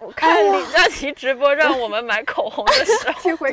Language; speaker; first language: Chinese; native; Chinese